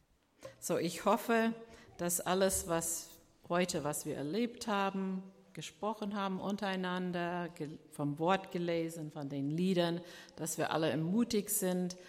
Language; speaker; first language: German; non-native, fluent; English